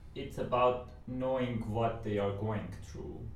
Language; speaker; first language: English; non-native, fluent; Persian